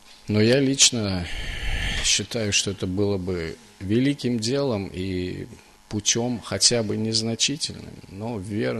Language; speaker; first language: Russian; native; Russian